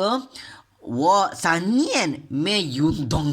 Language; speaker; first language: Chinese; non-native, learner; Malay